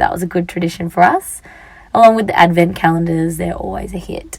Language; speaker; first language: English; native; English